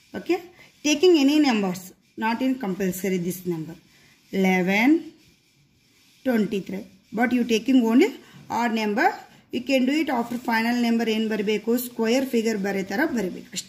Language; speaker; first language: English; non-native, local second language; Kannada